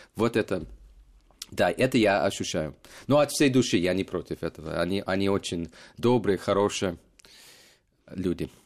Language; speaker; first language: Russian; non-native, fluent; English